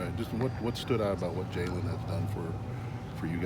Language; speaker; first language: English; native; English